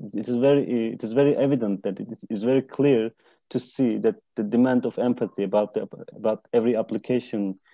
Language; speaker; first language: English; non-native, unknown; Turkish